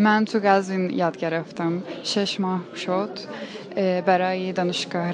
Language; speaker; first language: Persian; non-native, learner; Turkish